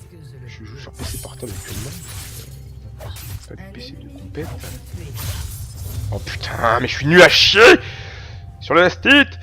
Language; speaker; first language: French; native; French